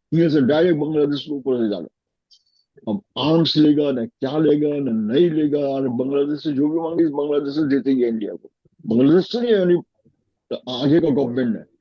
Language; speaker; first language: Hindi; non-native, fluent; Bangla